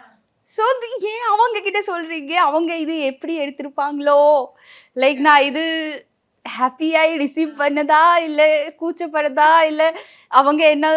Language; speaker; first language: Tamil; non-native, local second language; Bangla